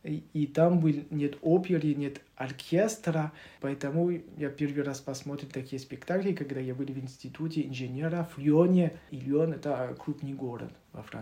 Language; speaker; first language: Russian; non-native, learner; French